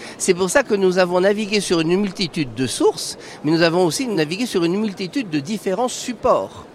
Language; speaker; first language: French; native; French